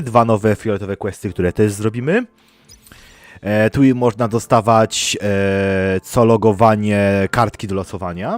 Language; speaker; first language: Polish; native; Polish